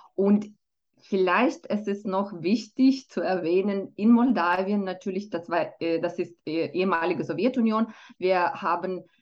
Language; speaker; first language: German; non-native, fluent; Romanian